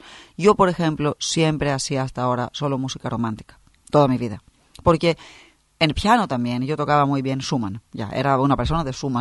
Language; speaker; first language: Spanish; non-native, fluent; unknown